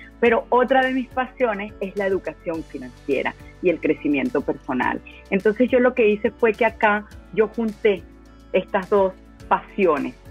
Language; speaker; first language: Spanish; native; Spanish